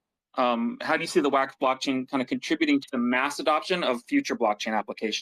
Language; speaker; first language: English; native; English